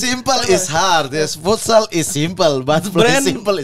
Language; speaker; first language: English; non-native, learner; Indonesian